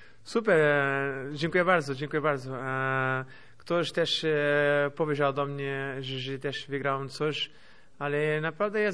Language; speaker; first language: Polish; non-native, fluent; Portuguese